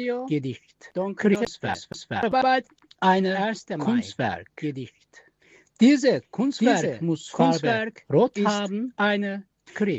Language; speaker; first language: German; non-native, learner; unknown